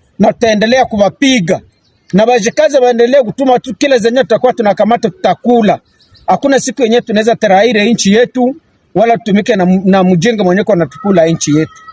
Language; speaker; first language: Swahili; native; Swahili